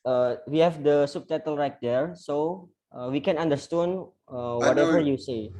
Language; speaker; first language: English; non-native, learner; Indonesian